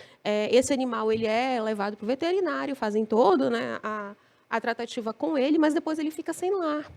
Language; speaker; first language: Portuguese; native; Portuguese